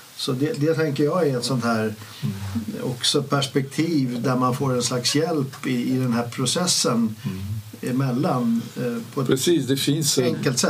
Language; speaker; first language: Swedish; native; Swedish